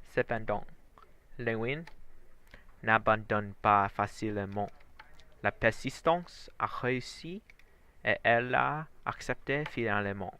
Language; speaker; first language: French; non-native, learner; Vietnamese